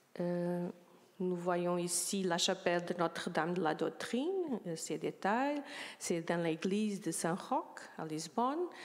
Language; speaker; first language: French; non-native, learner; Portuguese